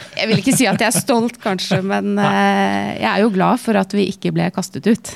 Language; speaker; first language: Norwegian; native; Norwegian